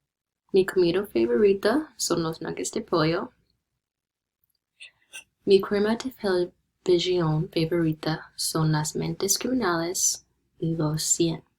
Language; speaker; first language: Spanish; non-native, learner; English